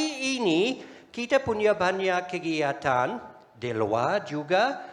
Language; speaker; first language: Indonesian; non-native, fluent; English